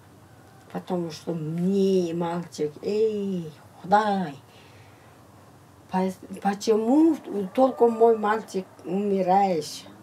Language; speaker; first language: Russian; non-native, local second language; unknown